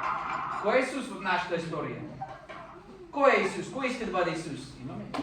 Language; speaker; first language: Bulgarian; non-native, fluent; English